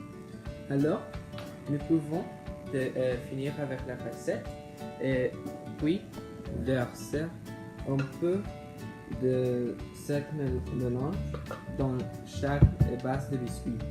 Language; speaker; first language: French; non-native, learner; English